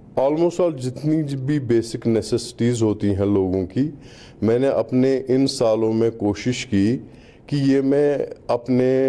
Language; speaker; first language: Hindi; non-native, local second language; Kashmiri